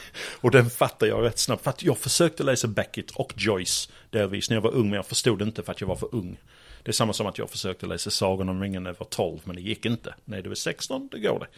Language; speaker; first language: Swedish; non-native, fluent; English